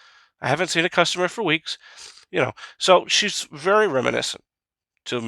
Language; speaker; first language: English; native; English